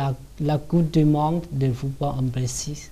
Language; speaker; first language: French; non-native, learner; Lao